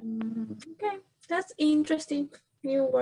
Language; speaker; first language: English; non-native, learner; Spanish